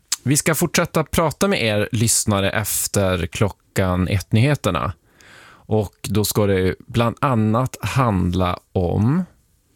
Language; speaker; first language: Swedish; native; Swedish